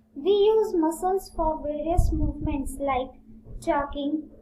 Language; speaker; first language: English; non-native, local second language; Marathi